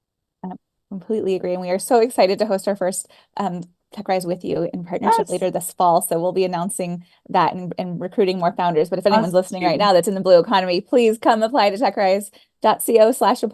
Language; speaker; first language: English; native; English